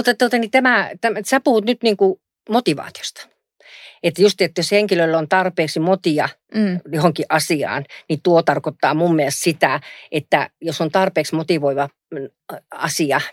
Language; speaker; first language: Finnish; native; Finnish